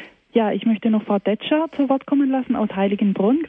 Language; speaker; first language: German; native; German